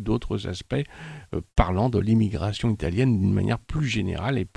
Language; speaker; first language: French; native; French